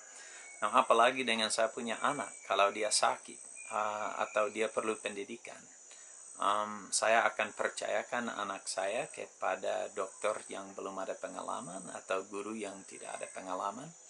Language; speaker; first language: Indonesian; non-native, fluent; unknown